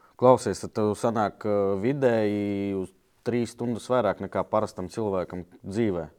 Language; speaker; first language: Latvian; non-native, local second language; Russian